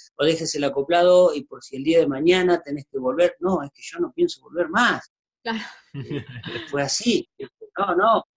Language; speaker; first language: Spanish; native; Spanish